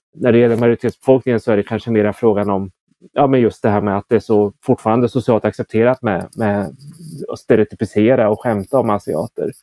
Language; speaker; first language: Swedish; native; Swedish